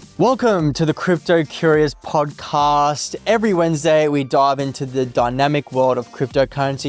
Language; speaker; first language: English; native; English